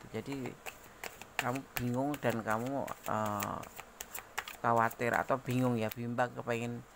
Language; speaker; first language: Indonesian; native; Indonesian